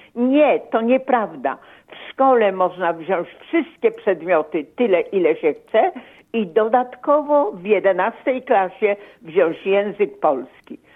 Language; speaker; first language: Polish; native; Polish